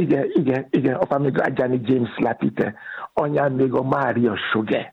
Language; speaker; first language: Hungarian; non-native, learner; Yoruba